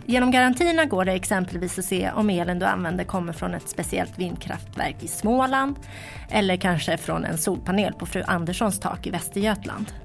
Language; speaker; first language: Swedish; native; Swedish